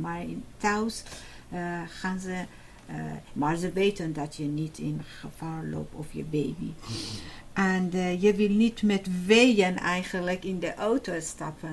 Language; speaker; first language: Dutch; non-native, fluent; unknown